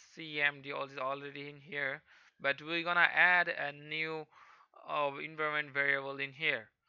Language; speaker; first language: English; non-native, local second language; Hindi